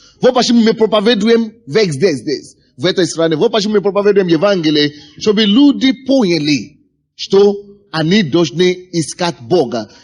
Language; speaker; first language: Russian; non-native, fluent; Yoruba